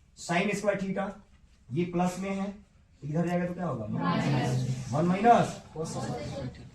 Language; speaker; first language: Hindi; native; Hindi